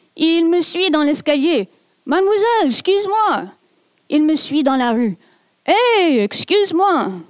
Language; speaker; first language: French; non-native, fluent; English